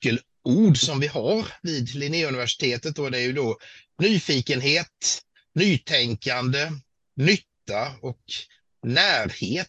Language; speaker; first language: Swedish; native; Swedish